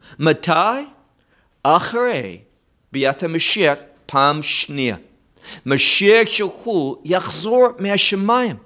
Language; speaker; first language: Hebrew; non-native, fluent; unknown